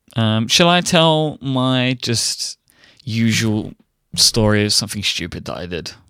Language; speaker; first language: English; native; English